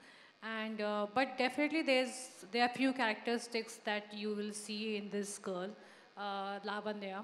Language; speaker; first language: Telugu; non-native, learner; Hindi